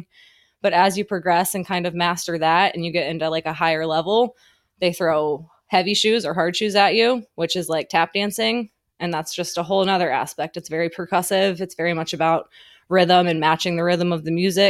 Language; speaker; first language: English; native; English